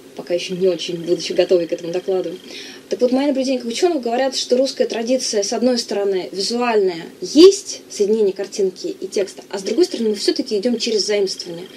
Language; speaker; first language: Russian; native; Russian